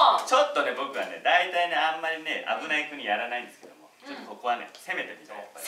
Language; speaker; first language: Japanese; native; Japanese